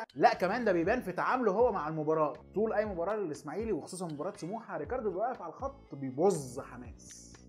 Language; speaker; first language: Arabic; native; Arabic